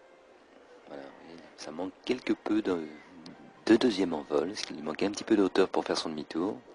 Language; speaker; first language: French; native; French